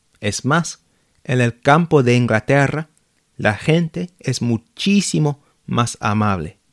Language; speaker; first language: Spanish; non-native, fluent; English